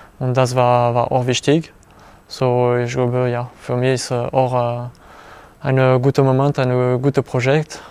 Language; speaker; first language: German; non-native, learner; French